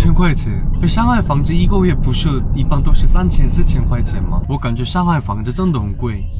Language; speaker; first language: Chinese; non-native, learner; Korean